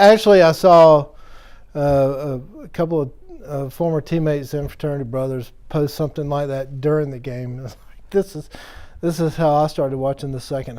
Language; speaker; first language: English; native; English